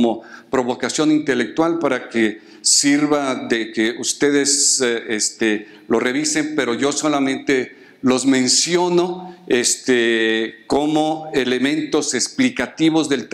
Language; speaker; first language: Spanish; native; Spanish